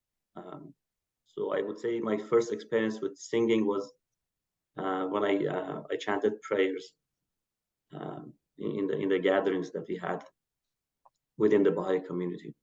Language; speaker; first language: English; non-native, fluent; Persian